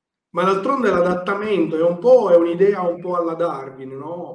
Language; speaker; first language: Italian; native; Italian